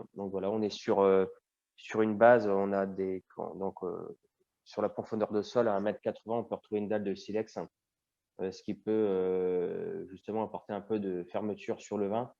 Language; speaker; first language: French; native; French